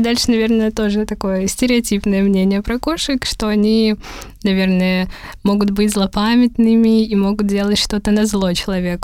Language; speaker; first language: Russian; native; Russian